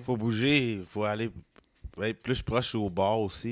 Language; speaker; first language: French; native; French